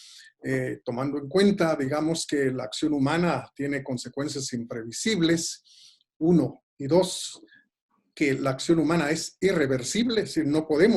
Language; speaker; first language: Spanish; native; Spanish